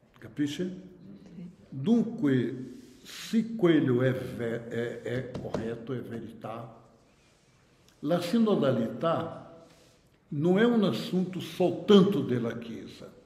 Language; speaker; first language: Italian; non-native, fluent; Portuguese